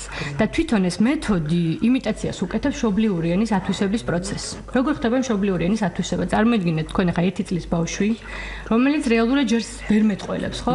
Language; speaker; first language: Georgian; native; Georgian